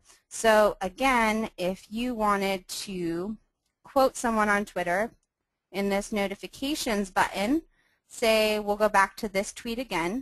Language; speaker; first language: English; native; English